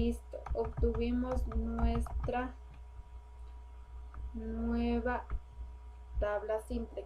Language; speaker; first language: Spanish; native; Spanish